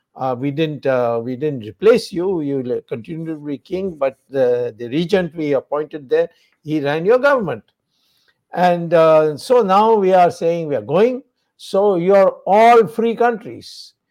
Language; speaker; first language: English; non-native, local second language; Tamil